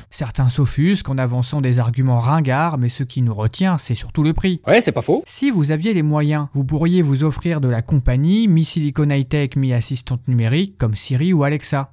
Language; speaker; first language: French; native; French